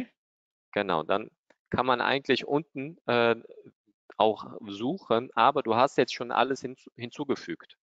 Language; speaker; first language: German; native; German